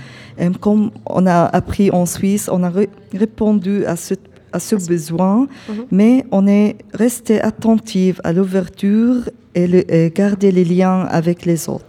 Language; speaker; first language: French; non-native, fluent; Arabic